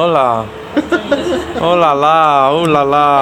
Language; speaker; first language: Spanish; non-native, learner; Italian